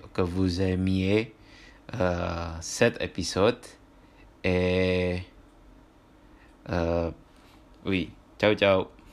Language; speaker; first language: French; non-native, learner; Indonesian